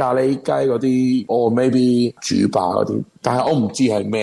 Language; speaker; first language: Cantonese; non-native, learner; Spanish